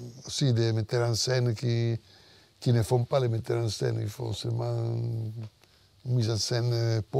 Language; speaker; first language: French; non-native, fluent; Italian